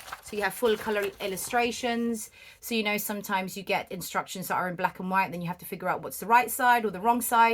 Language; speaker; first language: English; native; English